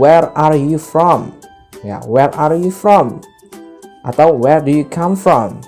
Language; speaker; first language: English; non-native, learner; Indonesian